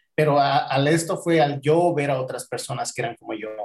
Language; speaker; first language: Spanish; native; Spanish